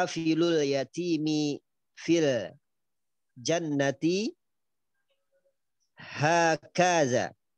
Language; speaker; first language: Arabic; non-native, learner; Indonesian